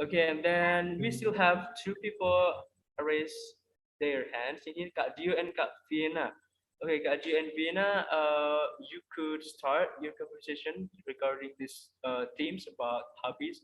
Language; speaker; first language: English; non-native, fluent; Indonesian